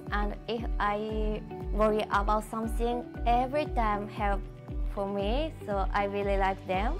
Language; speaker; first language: English; non-native, learner; Japanese